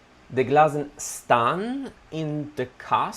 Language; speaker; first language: Dutch; non-native, learner; Italian